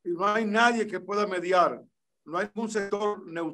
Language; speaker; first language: Spanish; native; Spanish